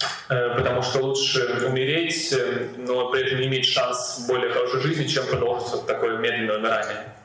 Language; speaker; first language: Russian; native; Russian